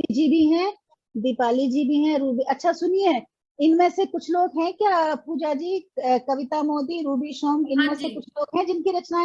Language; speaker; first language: Hindi; native; Hindi